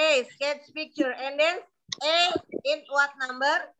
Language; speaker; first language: English; non-native, learner; Indonesian